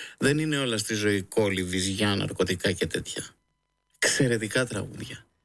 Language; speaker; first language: Greek; native; Greek